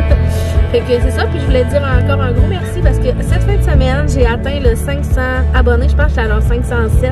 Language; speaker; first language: French; native; French